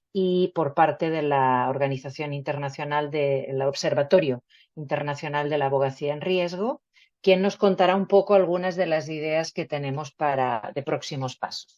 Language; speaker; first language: Spanish; native; Spanish